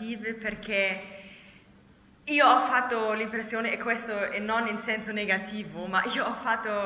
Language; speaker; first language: Italian; non-native, learner; German